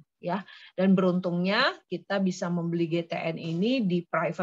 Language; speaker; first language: Indonesian; native; Indonesian